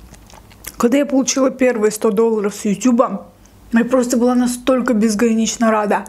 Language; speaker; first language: Russian; native; Russian